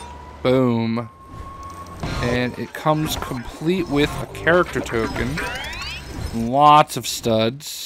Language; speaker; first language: English; native; English